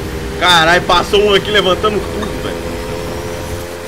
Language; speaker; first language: Portuguese; native; Portuguese